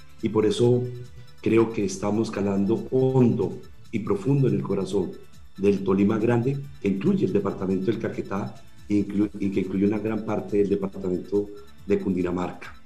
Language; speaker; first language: Spanish; native; Spanish